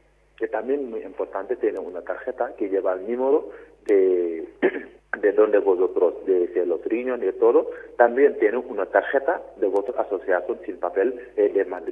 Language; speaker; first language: Spanish; non-native, learner; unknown